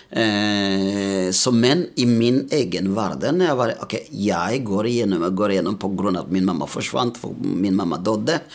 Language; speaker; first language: Norwegian; non-native, fluent; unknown